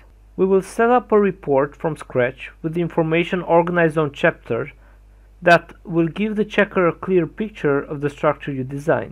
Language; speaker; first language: English; non-native, fluent; Romanian